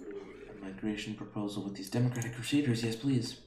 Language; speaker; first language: English; native; English